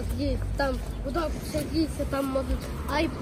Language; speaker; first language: Russian; native; Russian